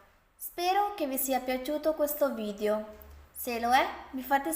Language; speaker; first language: Italian; non-native, fluent; Urdu